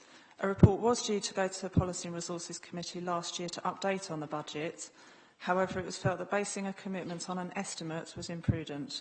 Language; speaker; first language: English; native; English